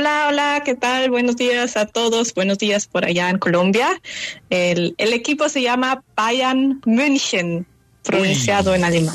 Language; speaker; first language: Spanish; non-native, fluent; German